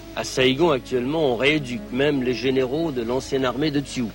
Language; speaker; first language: French; non-native, fluent; Khmer